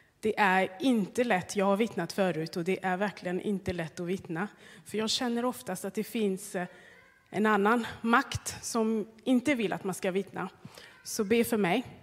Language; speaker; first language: Swedish; non-native, fluent; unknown